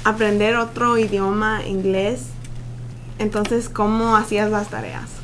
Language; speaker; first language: Spanish; early bilingual, heritage; Spanish